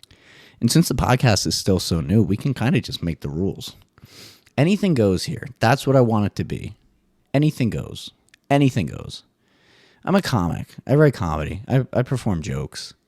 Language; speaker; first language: English; native; English